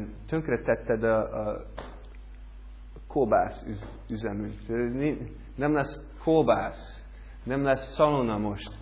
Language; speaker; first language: Hungarian; non-native, learner; English